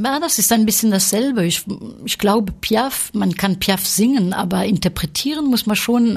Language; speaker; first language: German; early bilingual, heritage; French